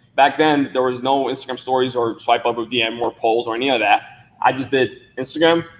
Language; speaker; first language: English; non-native, fluent; Spanish